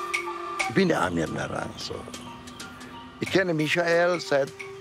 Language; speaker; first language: German; non-native, fluent; Indonesian